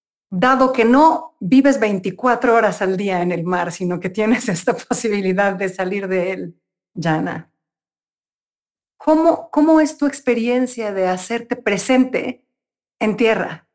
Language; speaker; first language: Spanish; native; Spanish